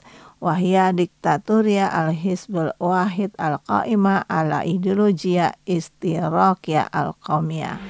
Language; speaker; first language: Arabic; non-native, fluent; Indonesian